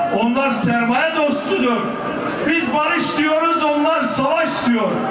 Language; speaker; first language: Turkish; non-native, local second language; Kurdish